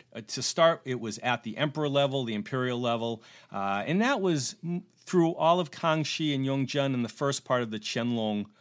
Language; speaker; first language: English; native; English